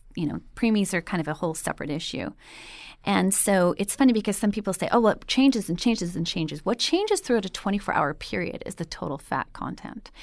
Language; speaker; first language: English; native; English